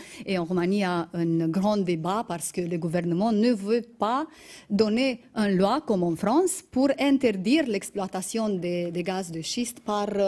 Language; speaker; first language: French; non-native, fluent; Romanian